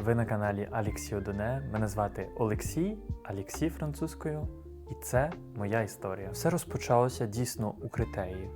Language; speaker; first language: Ukrainian; non-native, fluent; French